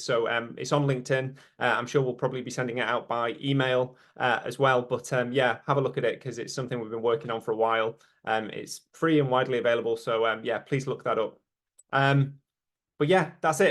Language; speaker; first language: English; native; English